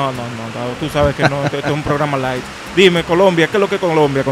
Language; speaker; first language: Spanish; native; Spanish